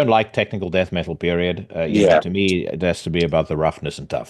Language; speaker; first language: English; native; English